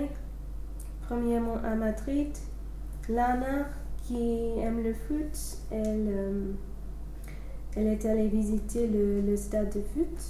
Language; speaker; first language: French; non-native, learner; English